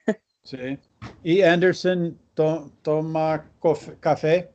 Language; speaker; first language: Spanish; non-native, learner; English